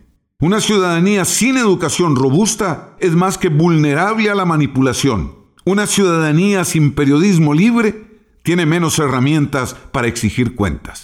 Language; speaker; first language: Spanish; native; Spanish